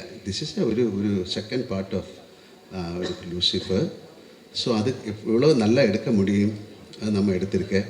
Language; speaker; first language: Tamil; non-native, learner; Malayalam